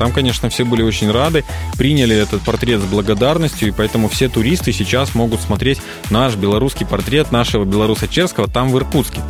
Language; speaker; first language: Russian; native; Russian